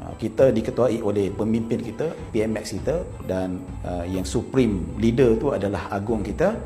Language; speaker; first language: Malay; native; Malay